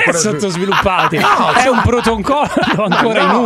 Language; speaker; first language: Italian; native; Italian